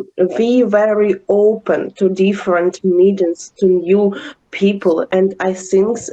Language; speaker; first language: English; non-native, learner; Ukrainian